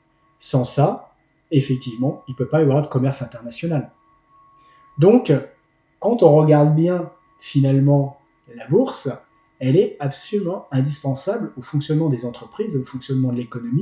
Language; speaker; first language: French; native; French